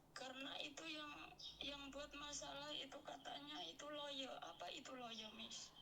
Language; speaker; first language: Indonesian; non-native, local second language; Javanese